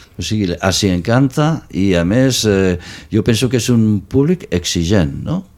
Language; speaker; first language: Catalan; non-native, local second language; Spanish